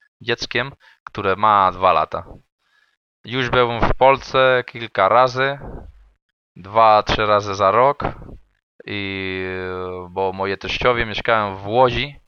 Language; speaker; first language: Polish; non-native, learner; Spanish